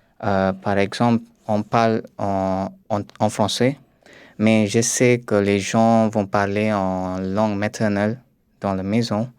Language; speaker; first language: French; non-native, learner; Tamil